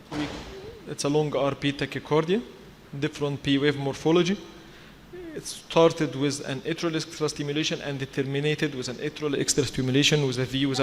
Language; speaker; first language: English; non-native, fluent; Arabic